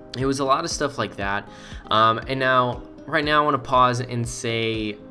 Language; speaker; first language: English; native; English